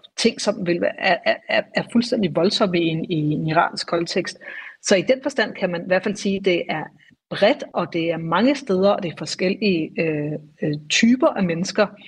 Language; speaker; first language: Danish; native; Danish